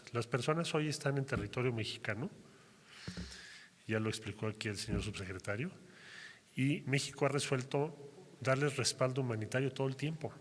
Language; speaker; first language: Spanish; native; Spanish